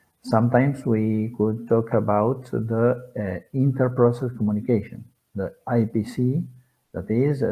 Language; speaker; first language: English; non-native, fluent; Spanish